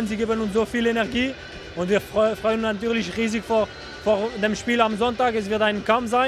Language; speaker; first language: German; non-native, local second language; French